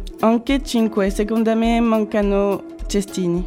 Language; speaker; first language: Italian; non-native, learner; French